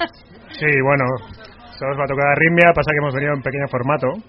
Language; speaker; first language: Spanish; native; Spanish